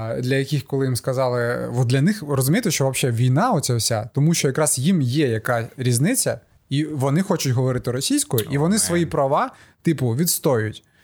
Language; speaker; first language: Ukrainian; non-native, local second language; Russian